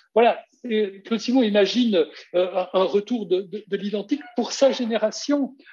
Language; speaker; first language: French; native; French